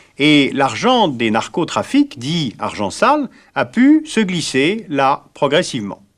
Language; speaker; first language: French; native; French